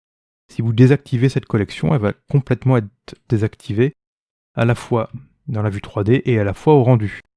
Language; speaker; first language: French; native; French